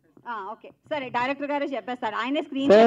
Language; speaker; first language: Telugu; native; Telugu